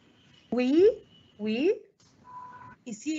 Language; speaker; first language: French; non-native, fluent; Arabic